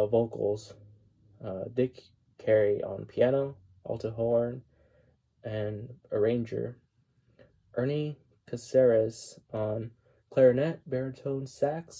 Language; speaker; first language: English; native; English